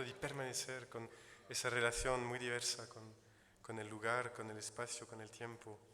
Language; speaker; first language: Spanish; non-native, fluent; Italian